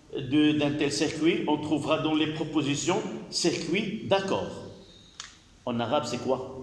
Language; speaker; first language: French; non-native, local second language; Arabic